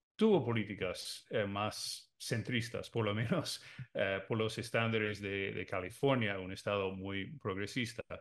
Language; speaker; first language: Spanish; non-native, fluent; English